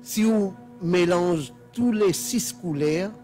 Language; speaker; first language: French; non-native, learner; Telugu